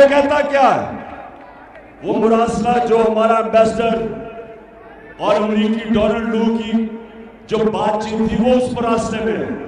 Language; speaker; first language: Urdu; native; Urdu